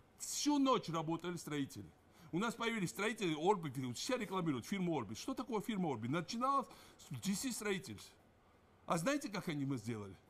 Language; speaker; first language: Russian; non-native, local second language; Georgian